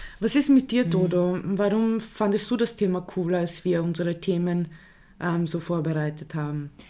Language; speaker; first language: German; early bilingual, other home language; Croatian